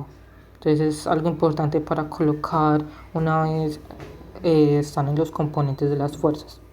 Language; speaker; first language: Spanish; native; Spanish